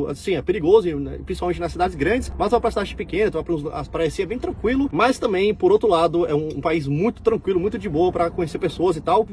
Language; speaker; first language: Portuguese; native; Portuguese